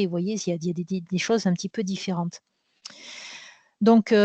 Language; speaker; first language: French; native; French